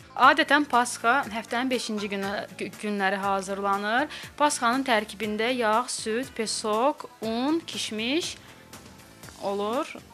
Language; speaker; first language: Azerbaijani; non-native, local second language; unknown